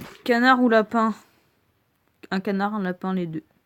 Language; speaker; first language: French; native; French